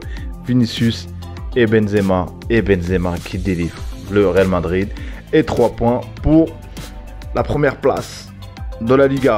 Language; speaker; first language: French; native; French